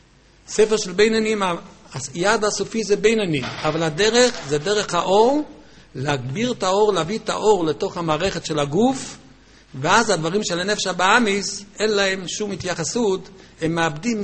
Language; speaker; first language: Hebrew; native; Hebrew